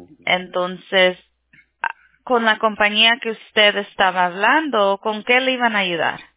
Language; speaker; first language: Spanish; early bilingual, heritage; Spanish